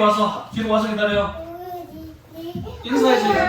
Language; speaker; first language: Korean; native; Korean